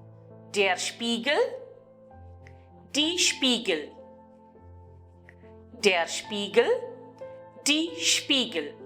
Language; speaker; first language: German; non-native, fluent; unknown